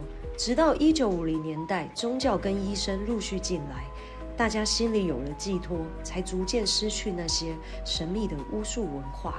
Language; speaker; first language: Chinese; native; Chinese